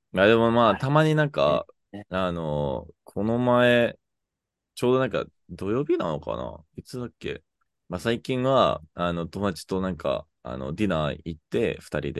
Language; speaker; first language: Japanese; non-native, fluent; English